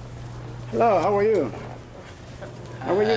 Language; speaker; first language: English; non-native, learner; Spanish